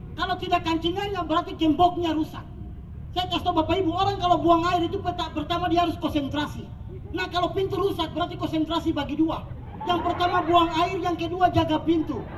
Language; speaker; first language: Indonesian; native; Indonesian